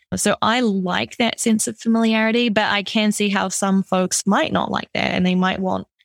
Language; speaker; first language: English; native; English